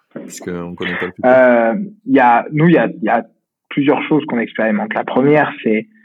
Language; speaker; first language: French; native; French